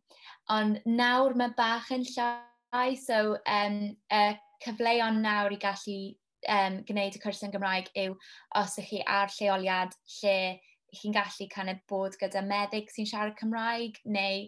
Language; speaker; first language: Welsh; non-native, local second language; English